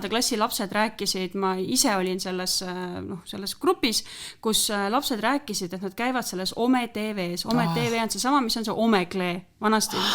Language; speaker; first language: Estonian; native; Estonian